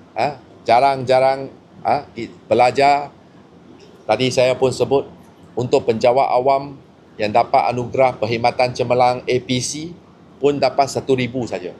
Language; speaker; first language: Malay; non-native, local second language; Chinese